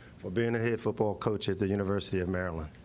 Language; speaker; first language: English; native; English